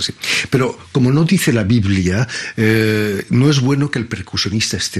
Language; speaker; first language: Spanish; native; Spanish